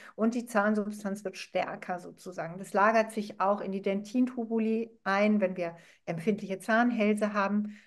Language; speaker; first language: German; non-native, fluent; Arabic